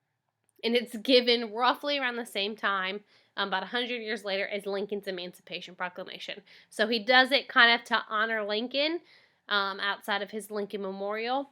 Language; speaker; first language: English; native; English